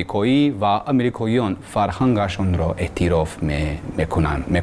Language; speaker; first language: Persian; non-native, learner; English